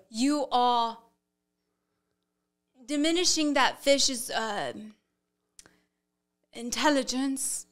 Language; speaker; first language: English; early bilingual, other home language; Spanish